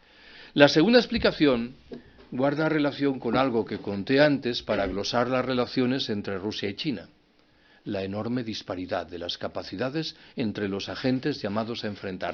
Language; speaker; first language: Spanish; native; Spanish